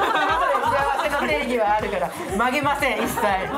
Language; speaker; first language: Japanese; native; Japanese